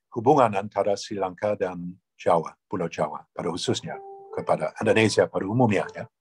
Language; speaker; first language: Indonesian; non-native, fluent; English